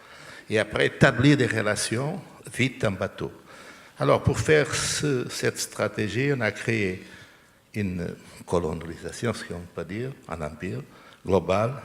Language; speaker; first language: French; non-native, fluent; Portuguese